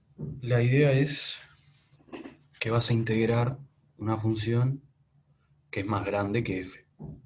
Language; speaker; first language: Spanish; native; Spanish